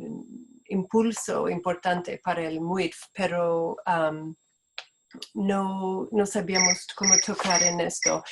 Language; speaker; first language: Spanish; non-native, fluent; Portuguese